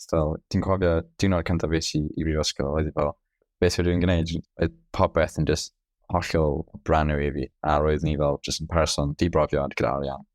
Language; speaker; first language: Welsh; non-native, local second language; English